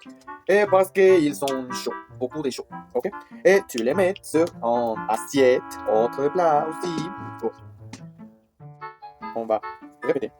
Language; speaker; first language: French; non-native, learner; Spanish